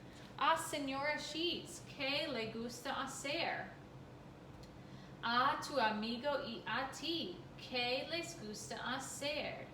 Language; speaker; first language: Spanish; non-native, fluent; English